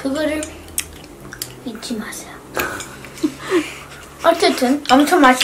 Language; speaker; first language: Korean; early bilingual, heritage; English